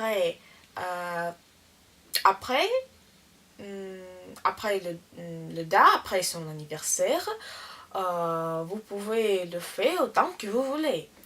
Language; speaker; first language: French; non-native, learner; Russian